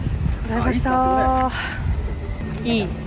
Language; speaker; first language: Japanese; native; Japanese